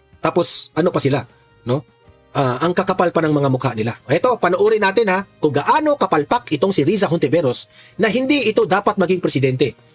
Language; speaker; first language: Filipino; non-native, local second language; Cebuano